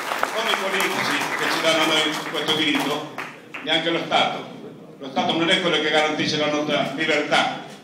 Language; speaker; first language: Italian; non-native, fluent; Spanish